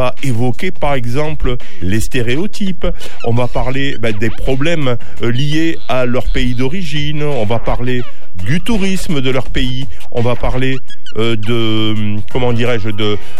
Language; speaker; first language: French; native; French